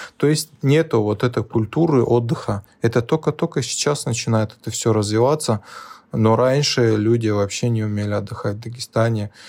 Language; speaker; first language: Russian; non-native, local second language; Lezghian